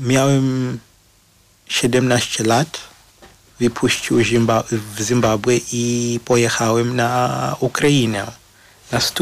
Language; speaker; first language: Polish; non-native, fluent; Shona